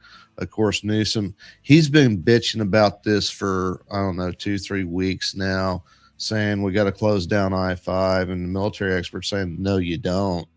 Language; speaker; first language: English; native; English